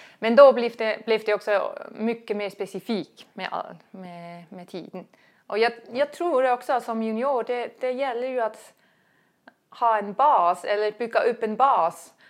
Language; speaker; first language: Swedish; non-native, fluent; German